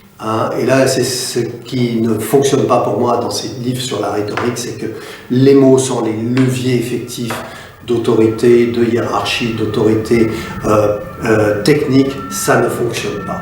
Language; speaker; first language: French; native; French